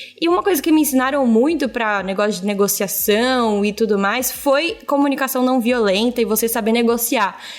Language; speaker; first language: Portuguese; native; Portuguese